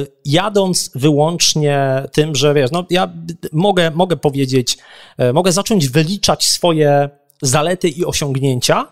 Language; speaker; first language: Polish; native; Polish